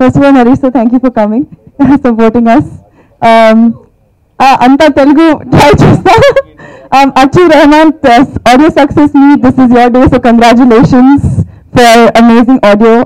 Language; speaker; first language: Telugu; non-native, learner; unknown